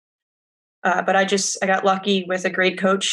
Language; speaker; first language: English; native; English